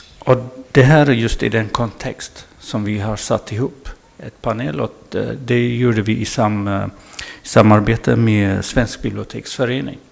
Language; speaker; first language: Swedish; non-native, fluent; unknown